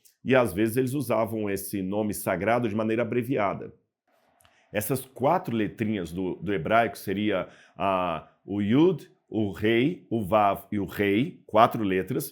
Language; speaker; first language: Portuguese; native; Portuguese